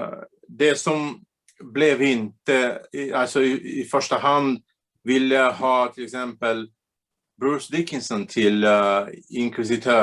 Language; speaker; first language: Swedish; non-native, fluent; Bulgarian